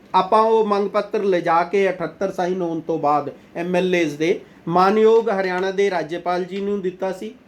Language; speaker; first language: Punjabi; non-native, local second language; Hindi